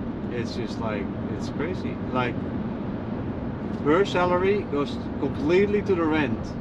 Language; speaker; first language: English; non-native, fluent; Dutch